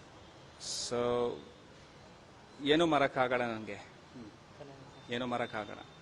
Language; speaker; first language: Kannada; non-native, learner; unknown